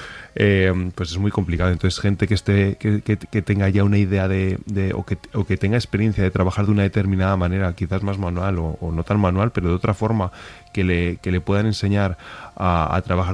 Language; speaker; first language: Spanish; native; Spanish